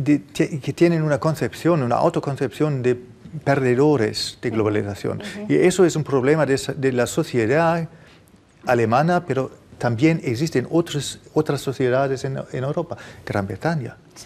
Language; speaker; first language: Spanish; non-native, fluent; German